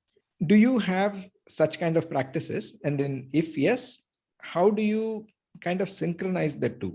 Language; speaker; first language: English; non-native, local second language; Tamil